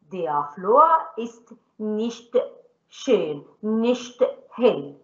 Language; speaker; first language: German; non-native, fluent; Arabic